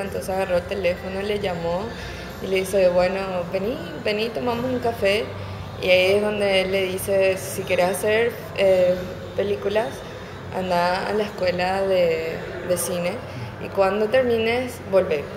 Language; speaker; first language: Spanish; native; Spanish